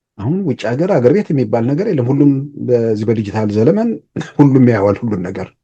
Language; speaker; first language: Amharic; native; Amharic